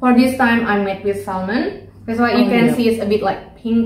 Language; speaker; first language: English; non-native, learner; Indonesian